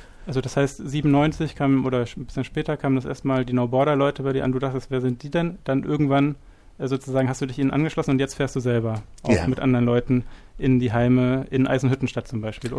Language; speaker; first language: German; native; German